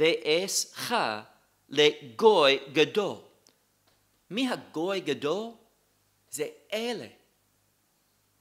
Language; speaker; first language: Hebrew; non-native, fluent; English